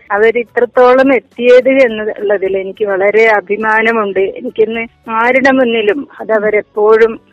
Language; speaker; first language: Malayalam; native; Malayalam